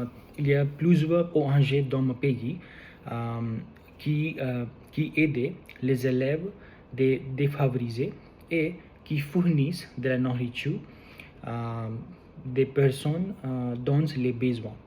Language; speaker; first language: French; non-native, learner; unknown